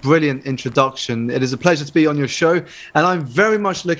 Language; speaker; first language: English; native; English